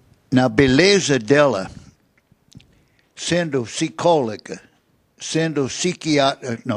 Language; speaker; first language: Portuguese; non-native, fluent; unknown